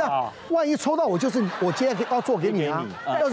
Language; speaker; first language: Chinese; native; Chinese